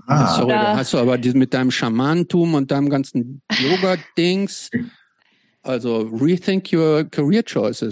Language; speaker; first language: German; native; German